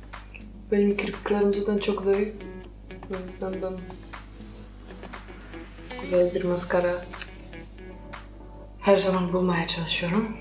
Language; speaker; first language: Turkish; non-native, fluent; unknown